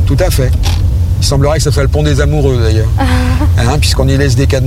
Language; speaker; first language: French; native; French